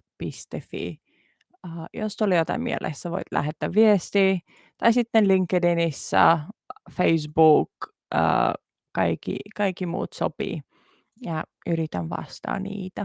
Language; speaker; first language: Finnish; non-native, learner; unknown